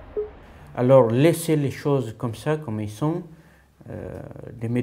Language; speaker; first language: French; non-native, fluent; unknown